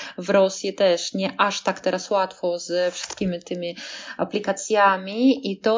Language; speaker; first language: Polish; non-native, fluent; Russian